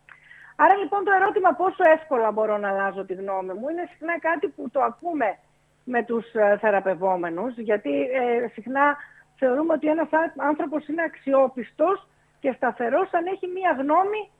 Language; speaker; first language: Greek; native; Greek